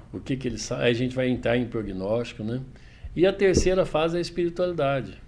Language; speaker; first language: Portuguese; native; Portuguese